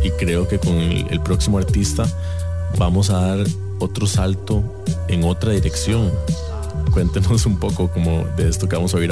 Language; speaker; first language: Spanish; native; Spanish